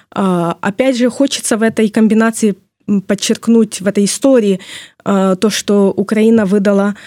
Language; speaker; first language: Russian; non-native, local second language; Ukrainian